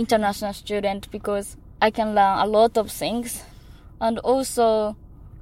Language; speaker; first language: English; non-native, learner; Japanese